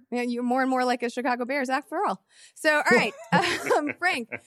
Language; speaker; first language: English; native; English